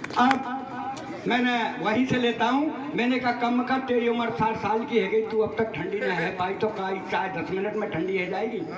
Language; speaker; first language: Hindi; native; Hindi